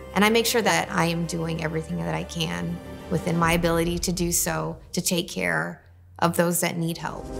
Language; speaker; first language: English; native; English